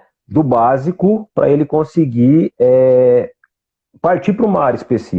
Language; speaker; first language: Portuguese; native; Portuguese